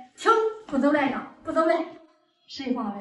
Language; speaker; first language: Chinese; native; Chinese